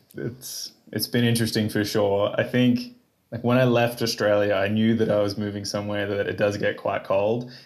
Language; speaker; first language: English; native; English